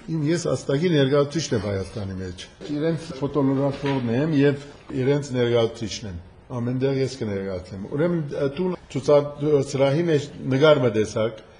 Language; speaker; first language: Armenian; early bilingual, heritage; Armenian